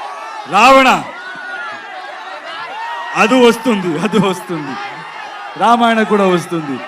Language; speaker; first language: Telugu; non-native, local second language; Kannada